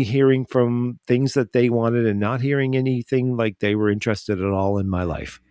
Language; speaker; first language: English; native; English